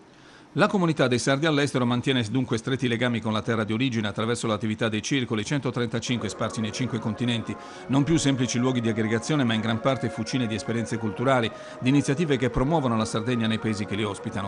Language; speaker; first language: Italian; native; Italian